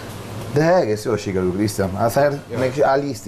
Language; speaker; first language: Hungarian; non-native, learner; Italian